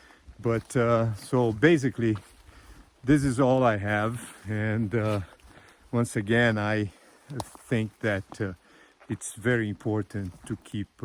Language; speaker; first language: English; non-native, fluent; Portuguese